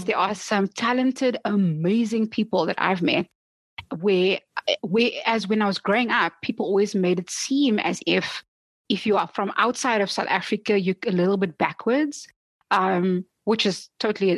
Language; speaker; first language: English; non-native, local second language; Afrikaans